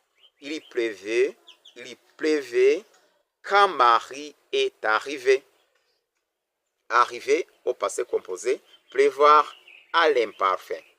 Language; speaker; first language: French; non-native, local second language; Kinyarwanda